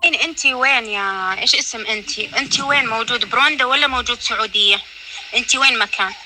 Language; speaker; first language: Arabic; non-native, learner; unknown